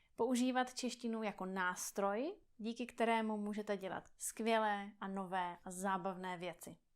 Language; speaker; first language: Czech; native; Czech